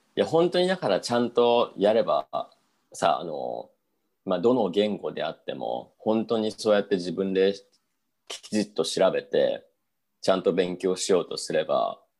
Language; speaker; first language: Japanese; native; Japanese